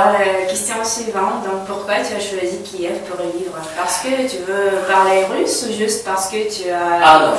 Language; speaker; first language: French; non-native, learner; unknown